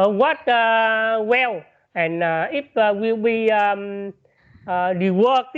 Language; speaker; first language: English; non-native, learner; Vietnamese